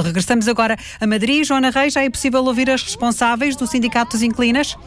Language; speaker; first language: Portuguese; native; Portuguese